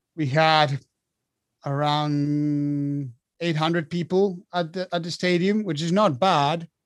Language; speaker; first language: English; non-native, fluent; Spanish